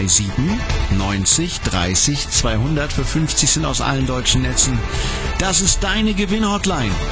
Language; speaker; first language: German; native; German